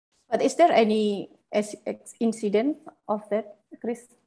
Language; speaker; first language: English; non-native, fluent; Indonesian